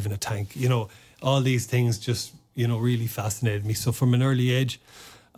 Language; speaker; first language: English; non-native, local second language; Irish